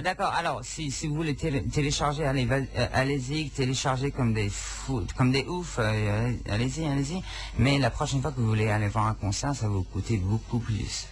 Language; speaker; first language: French; non-native, local second language; English